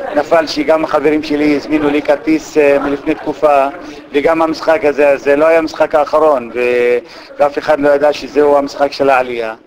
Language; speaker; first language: Hebrew; non-native, local second language; Arabic